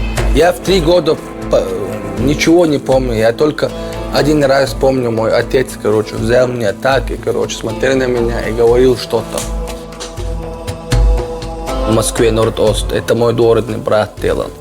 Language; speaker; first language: Russian; non-native, local second language; Chechen